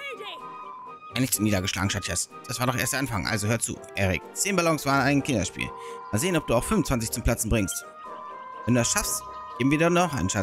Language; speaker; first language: German; native; German